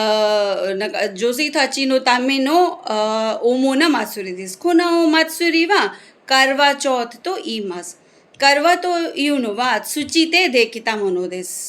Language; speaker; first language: Japanese; non-native, fluent; Hindi